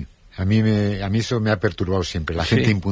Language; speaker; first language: Spanish; native; Spanish